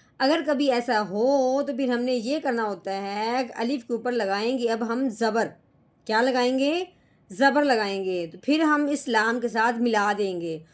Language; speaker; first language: Urdu; native; Urdu